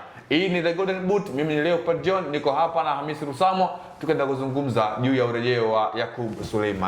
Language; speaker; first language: Swahili; native; Swahili